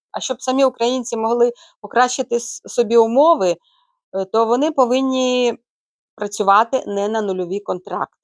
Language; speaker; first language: Ukrainian; native; Ukrainian